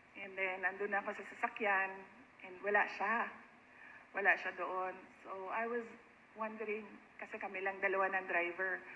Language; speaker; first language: Filipino; non-native, local second language; Cebuano